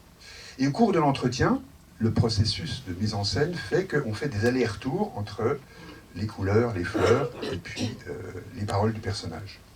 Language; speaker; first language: French; native; French